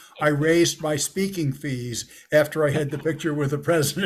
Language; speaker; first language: English; native; English